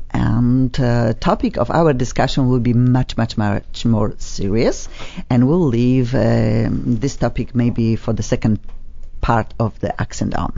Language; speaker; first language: English; non-native, fluent; Polish